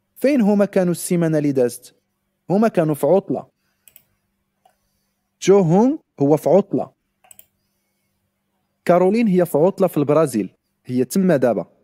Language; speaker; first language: Arabic; non-native, learner; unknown